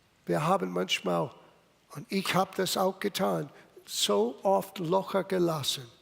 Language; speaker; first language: German; non-native, fluent; English